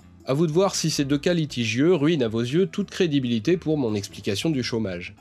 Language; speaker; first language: French; native; French